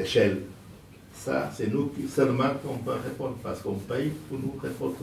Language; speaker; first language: French; non-native, fluent; Portuguese